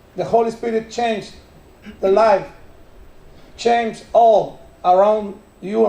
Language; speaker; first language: English; non-native, learner; Spanish